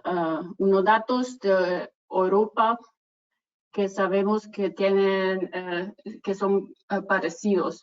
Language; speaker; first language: Spanish; non-native, fluent; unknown